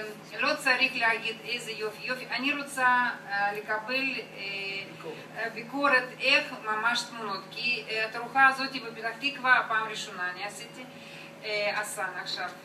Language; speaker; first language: Hebrew; non-native, learner; Russian